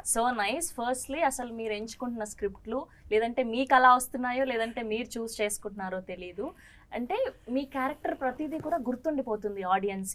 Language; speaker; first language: Telugu; native; Telugu